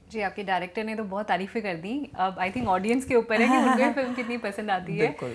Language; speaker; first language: Hindi; native; Hindi